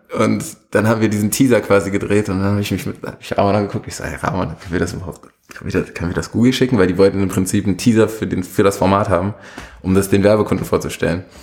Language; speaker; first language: German; early bilingual, other home language; Arabic